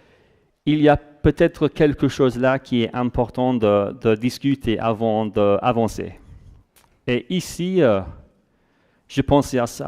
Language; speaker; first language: French; non-native, fluent; English